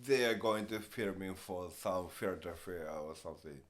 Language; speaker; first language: English; non-native, learner; Japanese